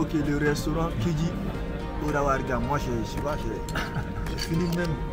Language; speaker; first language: French; native; French